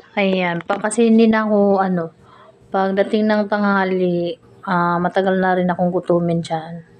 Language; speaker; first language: Filipino; non-native, local second language; Cebuano